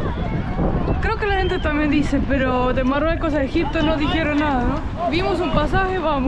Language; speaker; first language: Spanish; non-native, fluent; Estonian